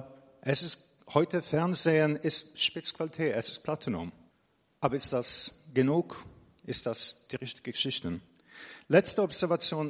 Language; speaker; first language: German; non-native, fluent; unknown